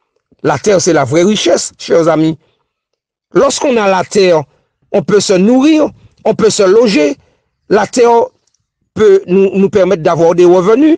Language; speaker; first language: French; native; French